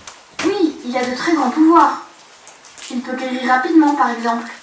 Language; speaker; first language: French; non-native, learner; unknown